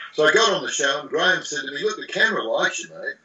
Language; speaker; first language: English; native; English